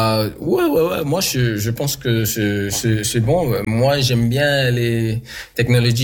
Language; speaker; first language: French; non-native, local second language; English